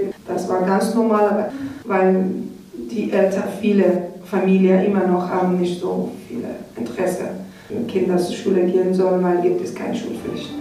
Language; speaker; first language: German; non-native, learner; Persian